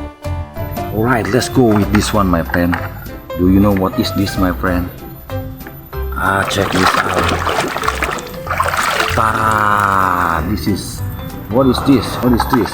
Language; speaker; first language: English; non-native, learner; Indonesian